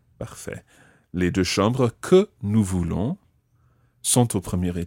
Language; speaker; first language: French; non-native, fluent; English